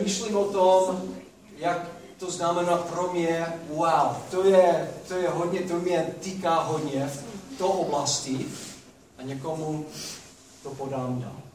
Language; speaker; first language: Czech; non-native, fluent; English